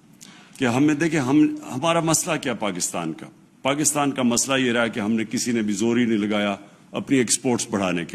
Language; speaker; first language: Urdu; native; Urdu